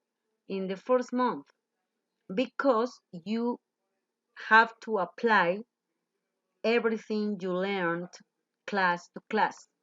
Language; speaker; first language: English; non-native, learner; Spanish